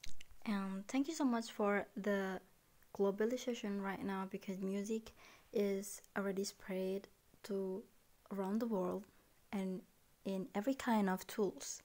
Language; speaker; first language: English; non-native, learner; Indonesian